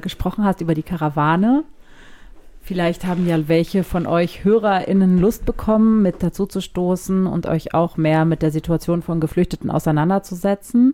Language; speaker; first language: German; native; German